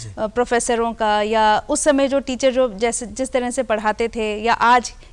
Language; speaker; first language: Hindi; native; Hindi